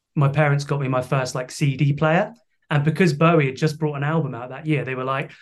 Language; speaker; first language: English; native; English